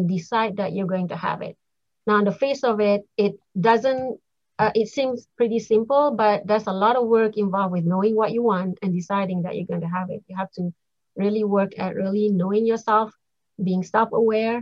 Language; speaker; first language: English; non-native, local second language; Malay